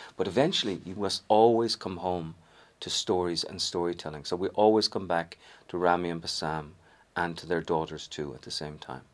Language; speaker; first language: English; native; English